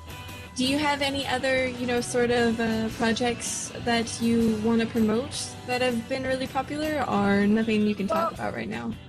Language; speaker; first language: English; native; English